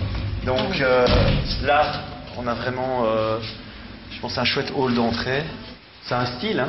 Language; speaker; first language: French; native; French